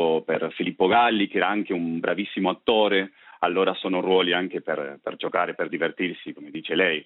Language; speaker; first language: Italian; non-native, fluent; Spanish